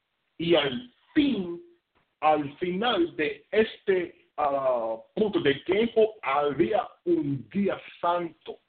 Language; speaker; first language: Spanish; non-native, fluent; English